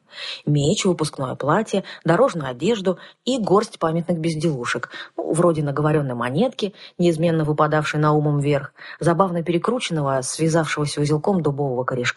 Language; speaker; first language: Russian; native; Russian